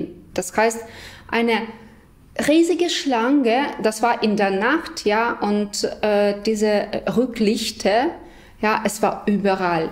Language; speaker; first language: German; non-native, fluent; Ukrainian